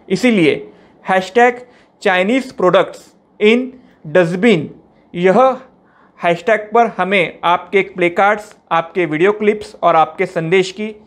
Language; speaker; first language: Hindi; non-native, local second language; Marathi